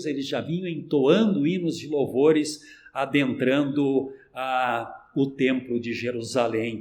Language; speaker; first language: Portuguese; native; Portuguese